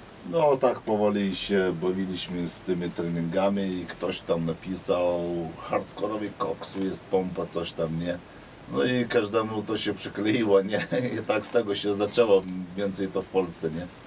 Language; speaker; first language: Polish; non-native, fluent; Lithuanian